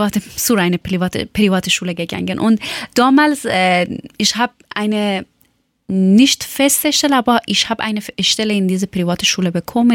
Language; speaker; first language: German; non-native, learner; Persian